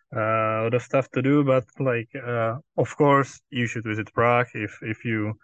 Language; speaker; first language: English; non-native, fluent; Czech